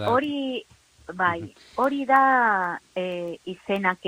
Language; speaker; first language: Basque; non-native, learner; Spanish